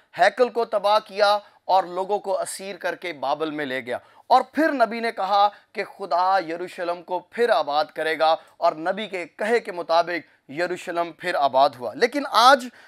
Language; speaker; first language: Urdu; non-native, local second language; Punjabi